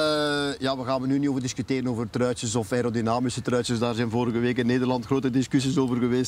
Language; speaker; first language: Dutch; native; Dutch